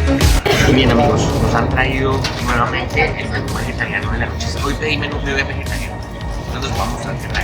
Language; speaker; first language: Spanish; native; Spanish